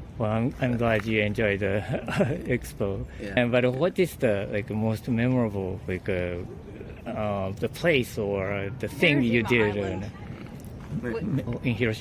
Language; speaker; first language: English; non-native, learner; Japanese